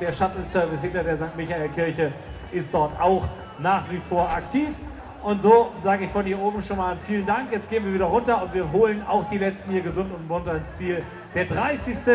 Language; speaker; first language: German; native; German